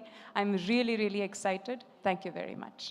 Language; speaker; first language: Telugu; non-native, fluent; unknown